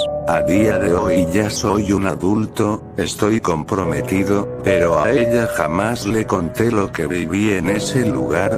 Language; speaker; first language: Spanish; native; Spanish